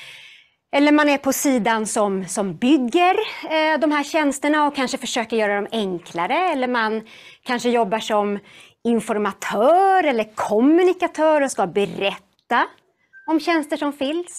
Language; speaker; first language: Swedish; native; Swedish